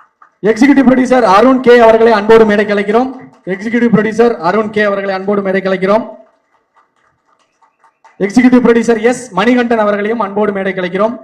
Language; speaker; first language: Tamil; native; Tamil